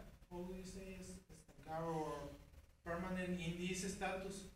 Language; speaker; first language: English; non-native, learner; Spanish